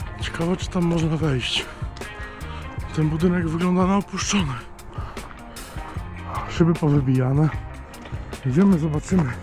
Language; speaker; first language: Polish; native; Polish